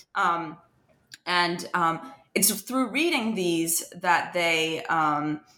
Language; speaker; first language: English; non-native, fluent; French